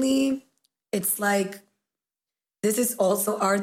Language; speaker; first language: English; non-native, fluent; Spanish